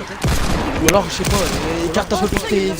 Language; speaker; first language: French; native; French